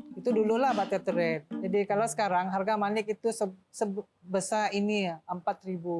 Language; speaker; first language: Malay; non-native, local second language; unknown